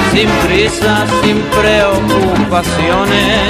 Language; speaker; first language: Spanish; early bilingual, heritage; Spanish